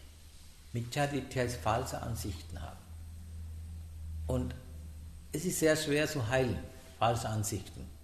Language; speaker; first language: German; non-native, learner; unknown